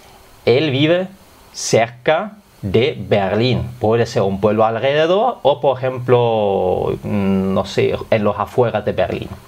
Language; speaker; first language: Spanish; non-native, fluent; German